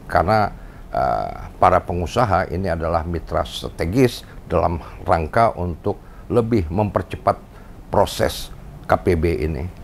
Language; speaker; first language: Indonesian; native; Indonesian